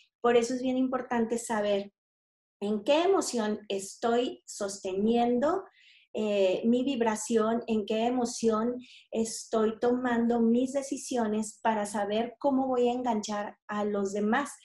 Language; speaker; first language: Spanish; native; Spanish